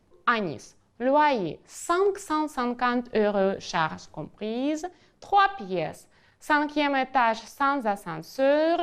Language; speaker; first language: French; non-native, fluent; Ukrainian